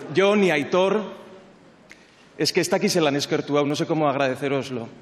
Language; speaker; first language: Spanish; non-native, local second language; Basque